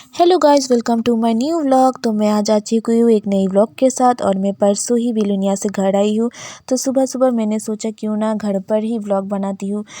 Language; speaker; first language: Hindi; non-native, local second language; Bangla